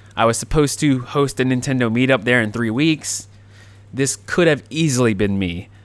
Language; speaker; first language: English; native; English